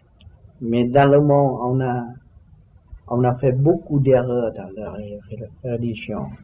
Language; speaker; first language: French; non-native, learner; Vietnamese